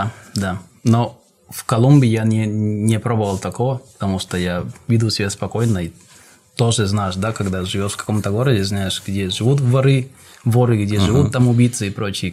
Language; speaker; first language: Russian; non-native, fluent; Spanish